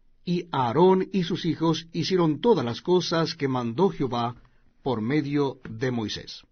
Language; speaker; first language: Spanish; native; Spanish